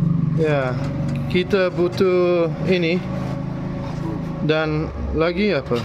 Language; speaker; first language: Indonesian; non-native, learner; English